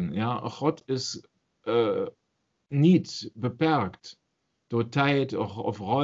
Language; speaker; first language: Dutch; non-native, learner; German